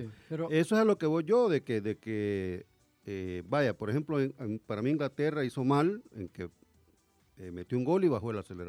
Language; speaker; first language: Spanish; native; Spanish